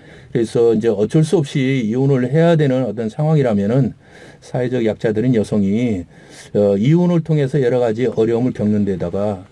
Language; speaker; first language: Korean; native; Korean